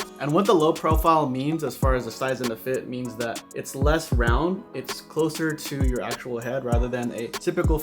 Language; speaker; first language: English; native; English